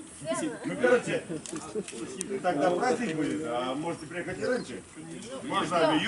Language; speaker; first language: Russian; non-native, fluent; Lithuanian